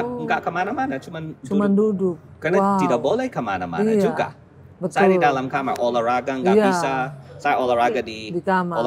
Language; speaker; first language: Indonesian; non-native, fluent; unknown